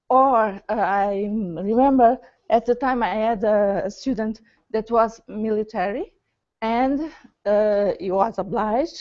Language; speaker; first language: English; non-native, learner; Portuguese